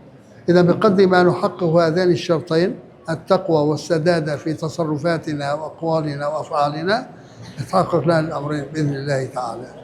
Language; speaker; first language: Arabic; native; Arabic